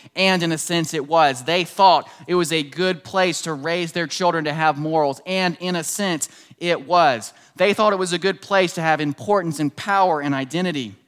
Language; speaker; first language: English; native; English